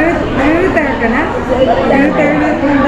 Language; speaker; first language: Filipino; native; Filipino